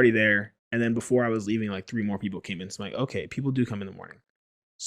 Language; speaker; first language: English; native; English